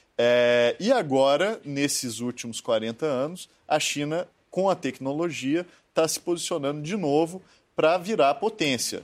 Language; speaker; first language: Portuguese; native; Portuguese